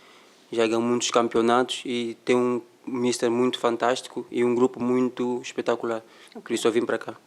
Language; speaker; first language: Portuguese; non-native, fluent; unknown